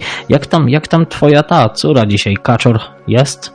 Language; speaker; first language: Polish; native; Polish